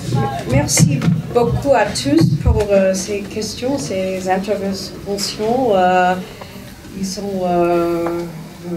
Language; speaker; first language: French; non-native, fluent; English